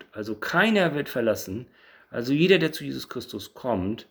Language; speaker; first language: German; native; German